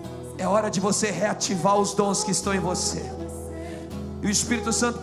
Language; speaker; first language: Portuguese; native; Portuguese